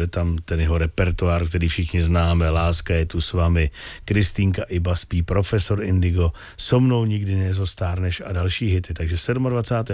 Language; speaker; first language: Czech; native; Czech